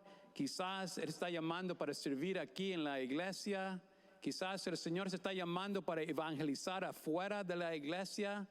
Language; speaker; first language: Spanish; non-native, fluent; English